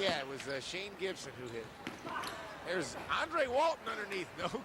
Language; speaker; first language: English; native; English